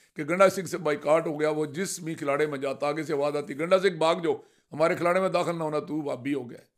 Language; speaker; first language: Urdu; non-native, local second language; Punjabi